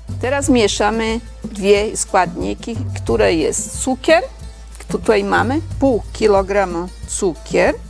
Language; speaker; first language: Polish; non-native, learner; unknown